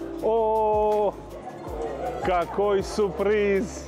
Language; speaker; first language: Russian; non-native, learner; Serbian